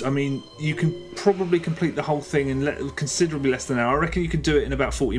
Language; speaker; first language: English; native; English